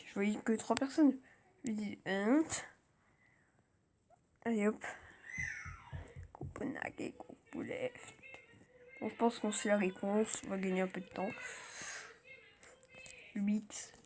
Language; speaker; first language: French; native; French